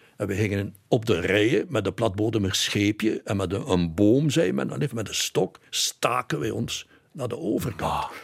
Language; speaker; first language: Dutch; native; Dutch